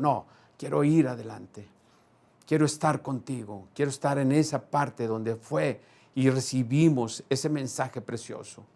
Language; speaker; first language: Spanish; native; Spanish